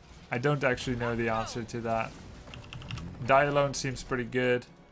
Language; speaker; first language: English; non-native, fluent; Dutch